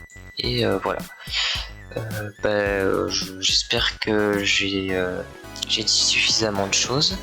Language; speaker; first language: French; native; French